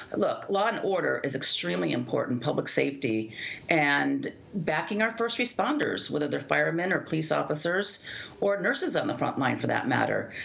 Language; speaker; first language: English; native; English